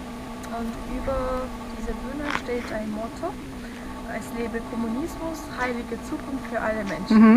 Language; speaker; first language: German; non-native, fluent; Russian